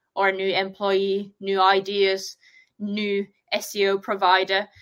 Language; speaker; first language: English; non-native, fluent; Finnish